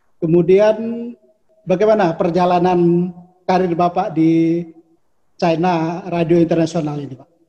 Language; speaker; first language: Indonesian; native; Indonesian